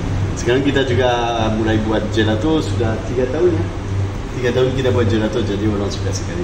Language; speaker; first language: Indonesian; non-native, fluent; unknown